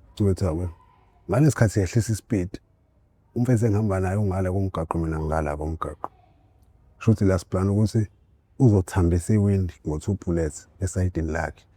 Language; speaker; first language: Zulu; native; Zulu